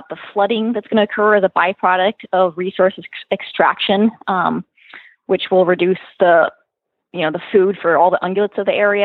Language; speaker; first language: English; native; English